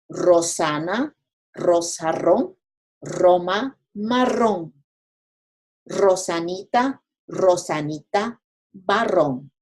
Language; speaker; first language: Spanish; non-native, fluent; English